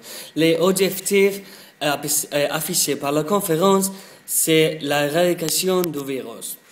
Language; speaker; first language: French; non-native, learner; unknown